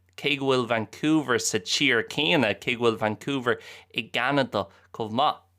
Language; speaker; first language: Irish; native; Irish